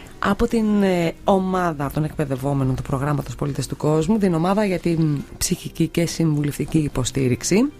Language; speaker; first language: Greek; native; Greek